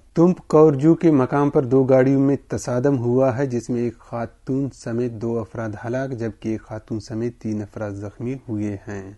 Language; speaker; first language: Urdu; non-native, local second language; Baluchi